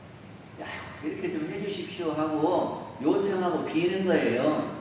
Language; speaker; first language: Korean; native; Korean